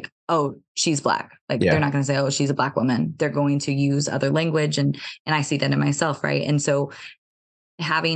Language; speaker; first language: English; native; English